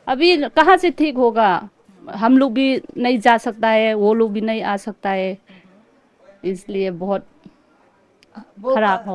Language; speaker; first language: Hindi; non-native, local second language; Manipuri